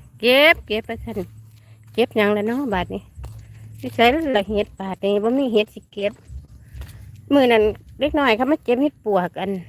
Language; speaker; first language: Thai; non-native, local second language; Lao